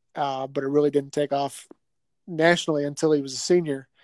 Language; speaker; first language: English; native; English